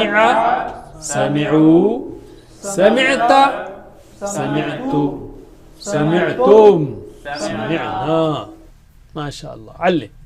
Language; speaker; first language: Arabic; non-native, fluent; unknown